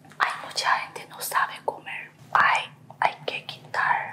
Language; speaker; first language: Spanish; non-native, learner; Korean